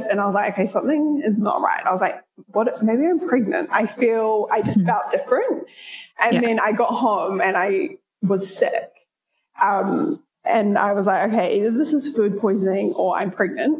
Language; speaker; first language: English; native; English